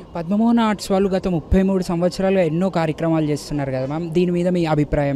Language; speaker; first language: Telugu; native; Telugu